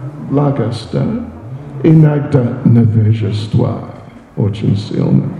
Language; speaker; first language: Russian; non-native, learner; English